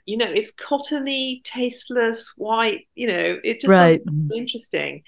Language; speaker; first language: English; native; English